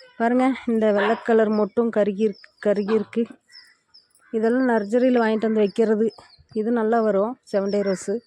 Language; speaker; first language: Tamil; non-native, local second language; Telugu